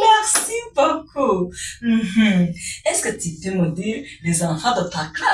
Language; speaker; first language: French; non-native, local second language; Kinyarwanda